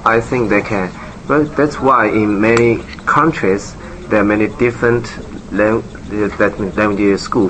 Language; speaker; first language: English; non-native, learner; Japanese